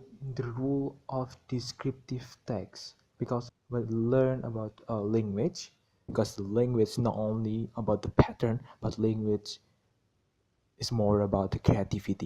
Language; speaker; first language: English; non-native, learner; Indonesian